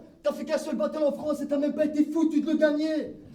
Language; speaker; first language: French; native; French